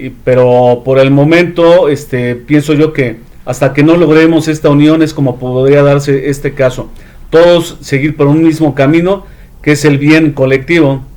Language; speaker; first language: Spanish; native; Spanish